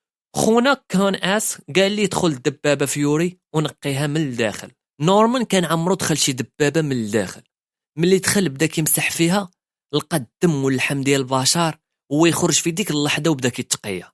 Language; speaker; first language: Arabic; native; Arabic